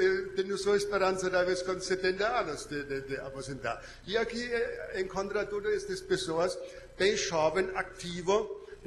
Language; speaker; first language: Portuguese; non-native, fluent; German